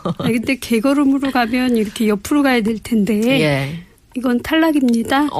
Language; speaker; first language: Korean; native; Korean